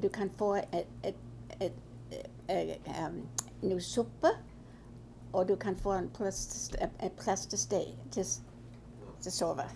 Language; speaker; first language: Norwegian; early bilingual, heritage; Norwegian